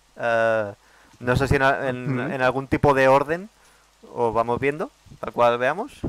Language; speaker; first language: Spanish; native; Spanish